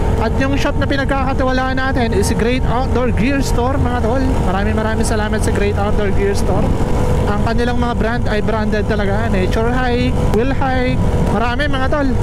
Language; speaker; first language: Filipino; non-native, local second language; Bikol